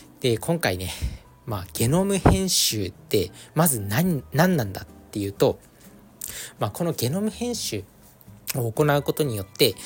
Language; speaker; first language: Japanese; native; Japanese